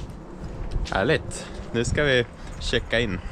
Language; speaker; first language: Swedish; native; Swedish